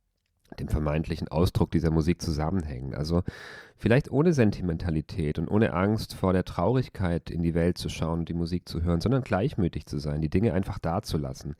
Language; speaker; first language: German; native; German